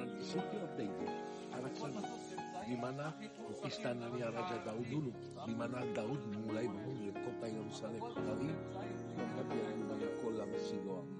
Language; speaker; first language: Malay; non-native, learner; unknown